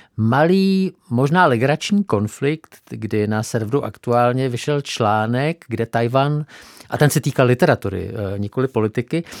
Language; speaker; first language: Czech; native; Czech